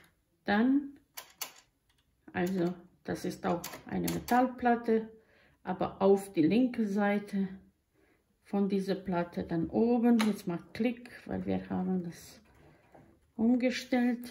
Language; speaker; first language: German; non-native, learner; Croatian